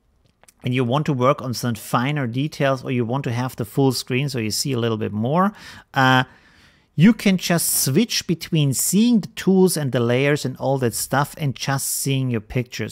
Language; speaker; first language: English; non-native, fluent; German